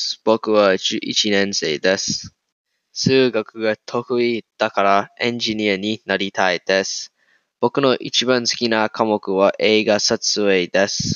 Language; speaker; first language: Japanese; non-native, learner; English